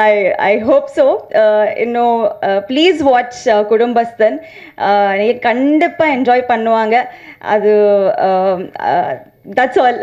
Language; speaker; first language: Tamil; non-native, learner; Telugu